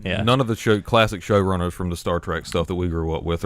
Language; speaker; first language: English; native; English